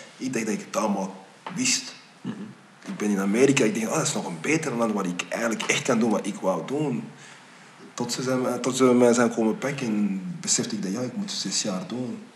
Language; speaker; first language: Dutch; early bilingual, other home language; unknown